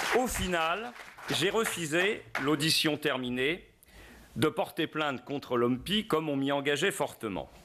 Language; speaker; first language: French; native; French